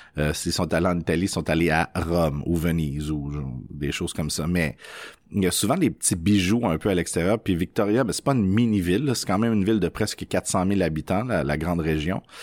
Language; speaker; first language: French; native; French